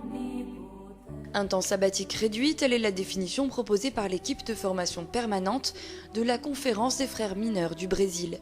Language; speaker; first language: French; native; French